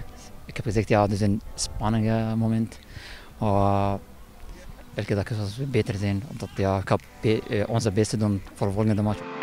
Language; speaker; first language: Dutch; non-native, learner; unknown